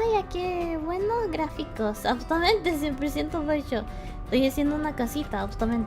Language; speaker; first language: Spanish; early bilingual, heritage; Spanish